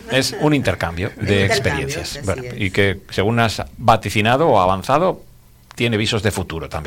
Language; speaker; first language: Spanish; native; Spanish